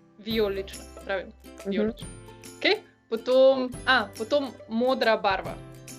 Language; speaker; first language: Russian; non-native, learner; Slovenian